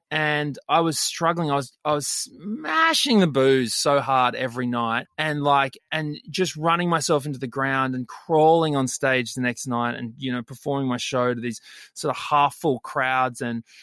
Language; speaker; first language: English; native; English